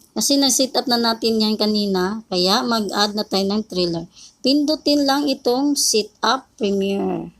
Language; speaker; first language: Filipino; native; Filipino